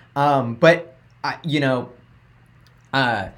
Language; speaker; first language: English; native; English